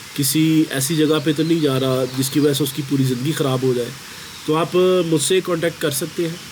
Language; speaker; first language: Urdu; non-native, local second language; Punjabi